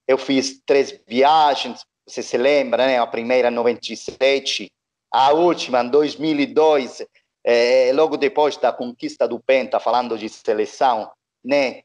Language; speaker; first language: Portuguese; non-native, fluent; Italian